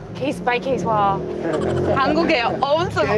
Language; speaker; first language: Korean; non-native, fluent; English